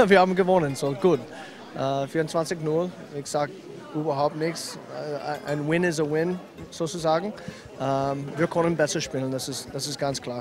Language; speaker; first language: German; non-native, fluent; English